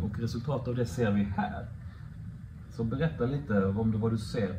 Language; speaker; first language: Swedish; native; Swedish